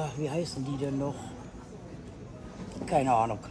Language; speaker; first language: German; native; German